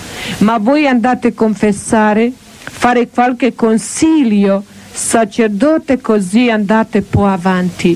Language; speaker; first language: Italian; non-native, learner; Croatian